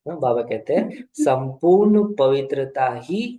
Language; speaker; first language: Hindi; non-native, local second language; Kannada